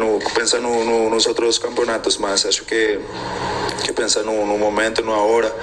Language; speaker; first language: Portuguese; non-native, fluent; Spanish